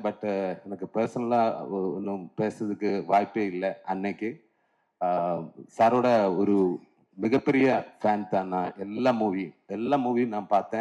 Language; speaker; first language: Tamil; non-native, fluent; Malayalam